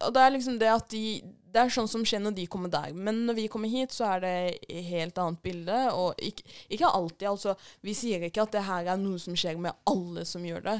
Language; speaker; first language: Norwegian; early bilingual, other home language; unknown